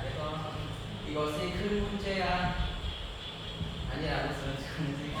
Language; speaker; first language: Korean; non-native, learner; Khmer